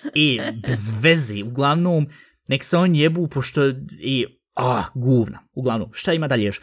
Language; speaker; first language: Bosnian; early bilingual, heritage; Bosnian